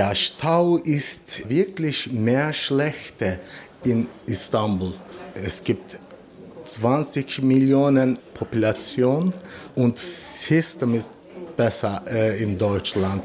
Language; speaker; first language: German; non-native, learner; Turkish